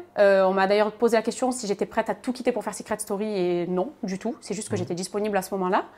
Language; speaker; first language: French; native; French